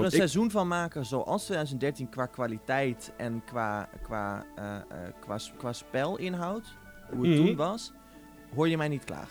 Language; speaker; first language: Dutch; native; Dutch